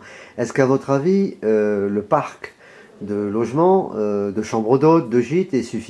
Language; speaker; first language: French; native; French